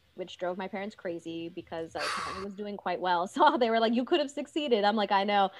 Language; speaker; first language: English; early bilingual, other home language; Urdu